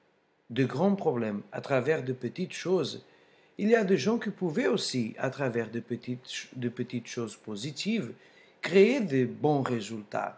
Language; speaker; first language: French; non-native, fluent; Portuguese